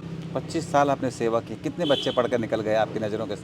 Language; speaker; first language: Hindi; native; Hindi